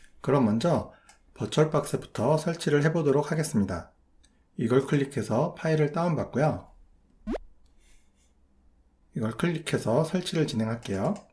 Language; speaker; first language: Korean; native; Korean